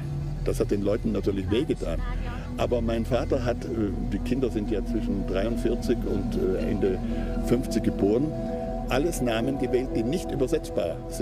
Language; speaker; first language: German; native; German